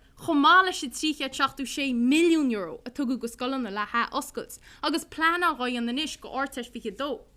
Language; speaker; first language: Irish; native; Irish